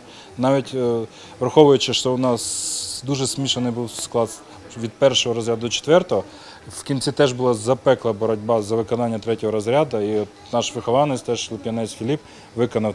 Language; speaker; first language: Ukrainian; native; Ukrainian